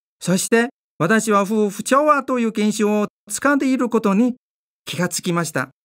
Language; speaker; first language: Japanese; non-native, fluent; Chinese